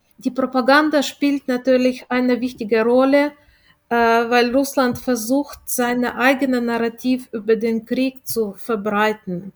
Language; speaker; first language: German; non-native, fluent; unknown